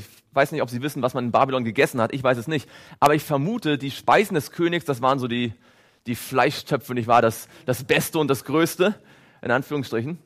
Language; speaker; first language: German; native; German